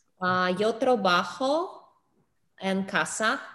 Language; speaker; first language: Spanish; non-native, learner; English